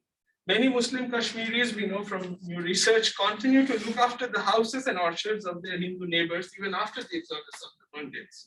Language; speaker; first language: English; non-native, local second language; Bangla